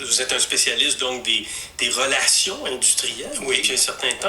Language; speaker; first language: French; native; French